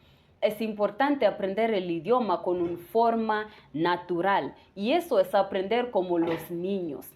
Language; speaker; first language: Spanish; non-native, fluent; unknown